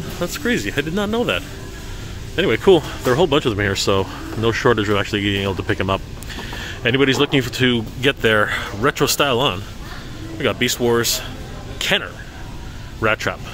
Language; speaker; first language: English; native; English